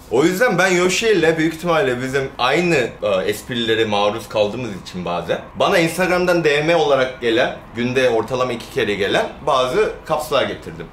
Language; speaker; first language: Turkish; non-native, fluent; Korean